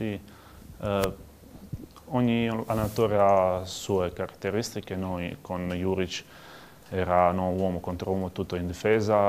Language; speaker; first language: Italian; non-native, learner; Croatian